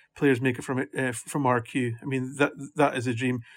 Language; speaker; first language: English; native; English